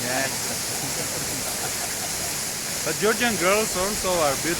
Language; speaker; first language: English; non-native, learner; Romanian